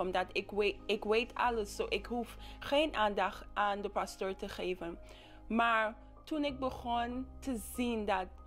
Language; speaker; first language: Dutch; non-native, local second language; English